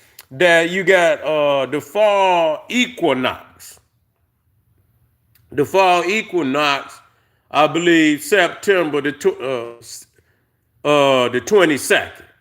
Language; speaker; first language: English; native; English